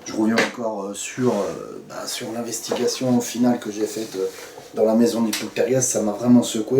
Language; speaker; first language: French; native; French